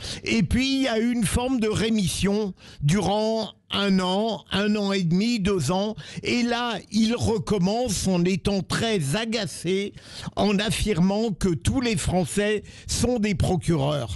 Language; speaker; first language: French; native; French